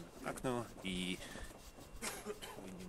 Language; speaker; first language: Russian; non-native, learner; English